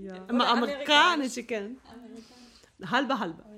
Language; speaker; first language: German; non-native, learner; Arabic